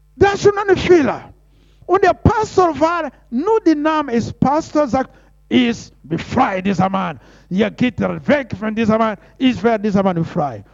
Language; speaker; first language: German; non-native, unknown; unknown